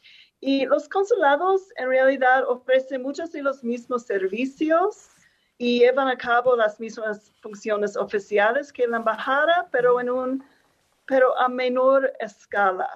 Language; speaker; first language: Spanish; non-native, fluent; English